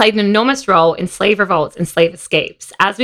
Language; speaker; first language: English; native; English